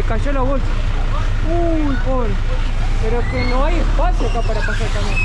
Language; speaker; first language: Spanish; native; Spanish